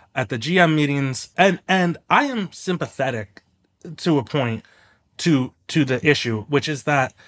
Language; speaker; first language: English; native; English